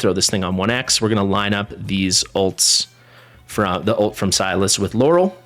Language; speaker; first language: English; native; English